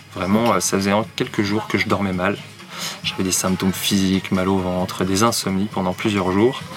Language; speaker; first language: French; native; French